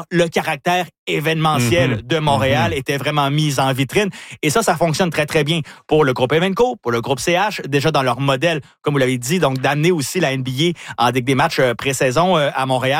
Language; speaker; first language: French; native; French